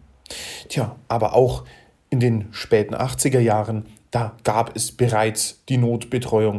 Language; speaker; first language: German; native; German